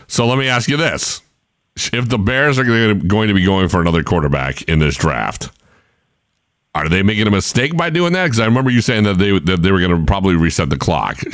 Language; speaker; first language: English; native; English